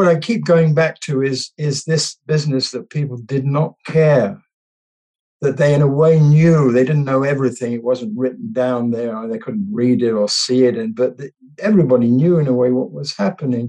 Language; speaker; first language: English; native; English